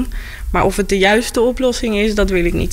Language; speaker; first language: Dutch; native; Dutch